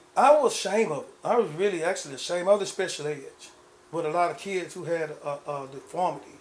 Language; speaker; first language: English; native; English